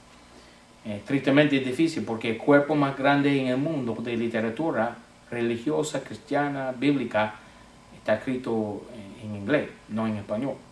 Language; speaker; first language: Spanish; non-native, fluent; English